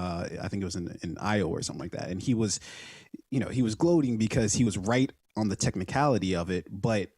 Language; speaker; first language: English; native; English